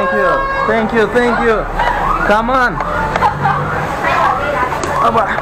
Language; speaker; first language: English; non-native, learner; Russian